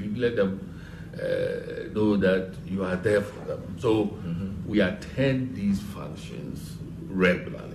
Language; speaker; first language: English; non-native, local second language; Akan